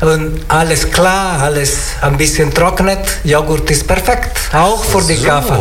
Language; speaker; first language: German; non-native, learner; Italian